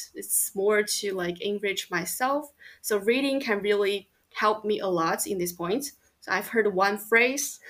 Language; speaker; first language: English; non-native, fluent; Chinese